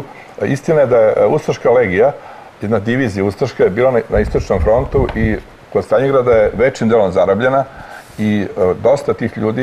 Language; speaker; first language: Croatian; native; Croatian